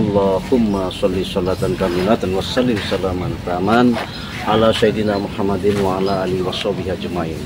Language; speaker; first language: Indonesian; native; Indonesian